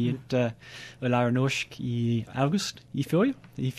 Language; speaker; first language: Norwegian; non-native, learner; English